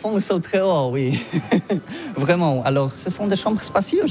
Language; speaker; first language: French; non-native, learner; Polish